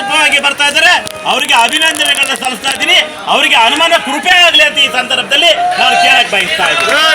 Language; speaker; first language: Kannada; native; Kannada